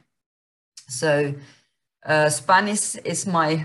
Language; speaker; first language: English; non-native, fluent; Finnish